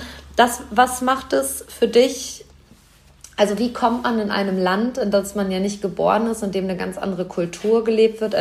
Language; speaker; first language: German; native; German